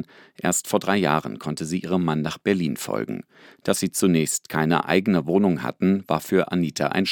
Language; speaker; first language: German; native; German